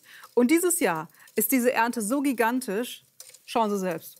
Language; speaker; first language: German; native; German